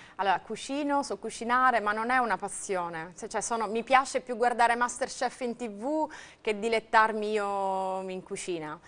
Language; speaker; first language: Italian; native; Italian